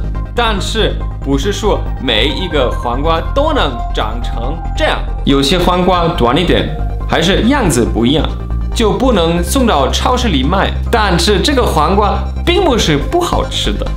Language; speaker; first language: Chinese; non-native, fluent; German